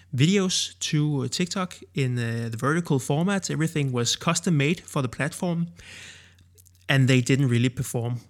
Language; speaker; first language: English; non-native, fluent; Danish